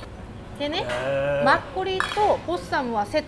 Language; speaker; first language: Japanese; native; Japanese